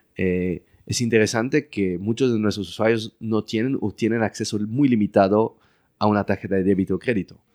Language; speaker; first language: Spanish; early bilingual, heritage; French